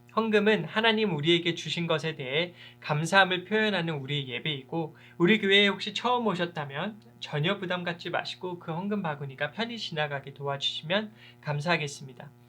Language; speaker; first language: Korean; early bilingual, heritage; Korean